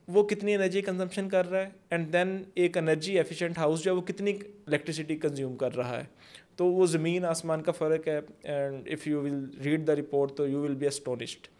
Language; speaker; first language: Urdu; non-native, local second language; Punjabi